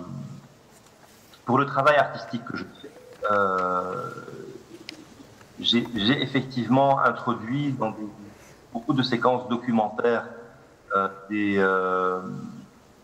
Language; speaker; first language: French; non-native, local second language; Arabic